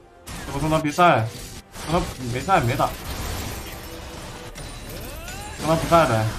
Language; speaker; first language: Chinese; native; Chinese